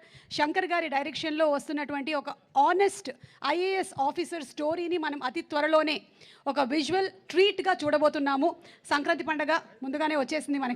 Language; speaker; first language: Telugu; native; Telugu